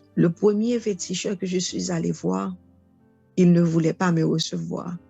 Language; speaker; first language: French; non-native, local second language; Haitian Creole